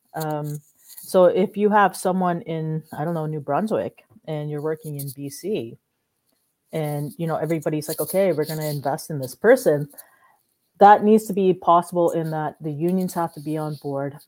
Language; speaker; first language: English; native; English